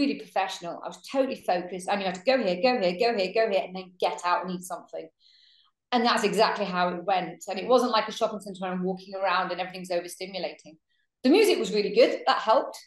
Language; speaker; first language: English; native; English